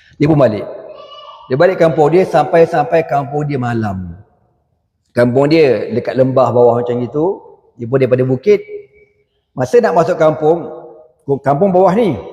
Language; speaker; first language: Malay; native; Malay